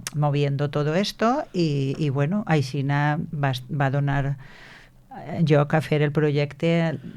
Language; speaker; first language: Spanish; native; Spanish